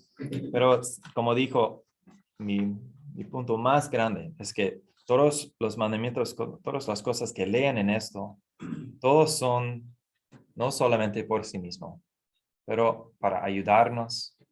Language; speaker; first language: Spanish; non-native, fluent; English